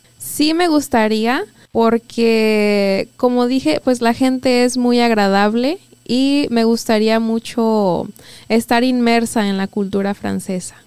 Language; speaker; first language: Spanish; native; Spanish